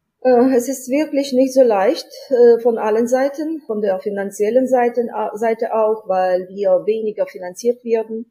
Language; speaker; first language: German; non-native, fluent; Ukrainian